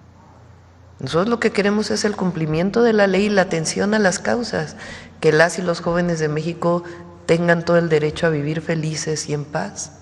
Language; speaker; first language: Spanish; native; Spanish